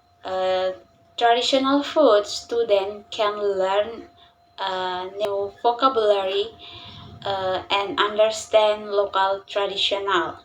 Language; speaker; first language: English; non-native, learner; Indonesian